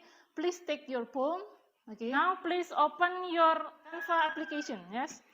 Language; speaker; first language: English; non-native, learner; Indonesian